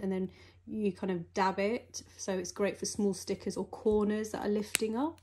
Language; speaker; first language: English; native; English